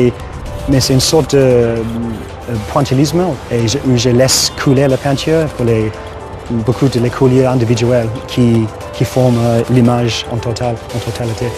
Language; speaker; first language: French; non-native, fluent; English